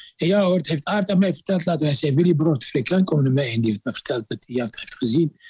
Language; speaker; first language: Dutch; non-native, fluent; Arabic